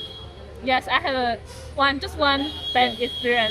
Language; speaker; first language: English; non-native, learner; Chinese